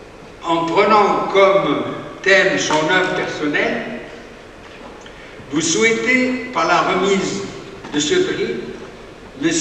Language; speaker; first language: French; native; French